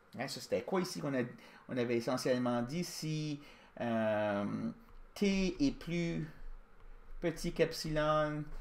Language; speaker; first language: French; native; French